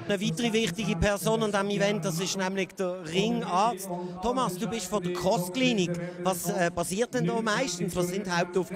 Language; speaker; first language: German; native; German